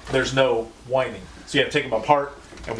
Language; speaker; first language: English; native; English